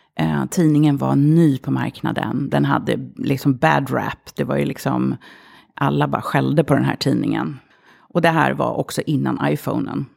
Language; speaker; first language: Swedish; early bilingual, other home language; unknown